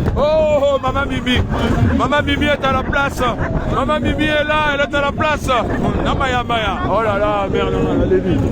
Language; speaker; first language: French; non-native, local second language; Lingala